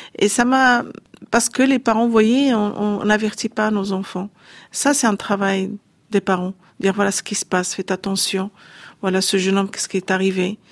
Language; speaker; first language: French; non-native, fluent; Arabic